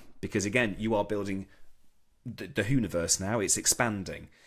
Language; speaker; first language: English; native; English